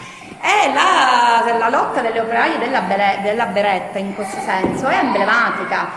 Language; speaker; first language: Italian; native; Italian